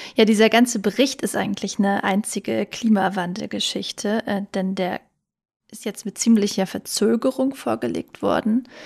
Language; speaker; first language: German; native; German